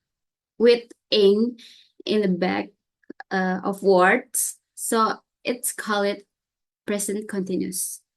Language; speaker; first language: English; non-native, learner; Indonesian